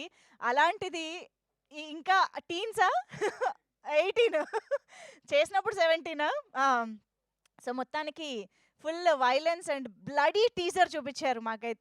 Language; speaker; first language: Telugu; native; Telugu